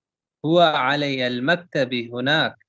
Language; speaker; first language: Arabic; non-native, learner; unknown